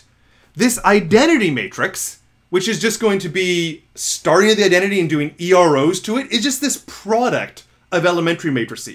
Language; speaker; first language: English; native; English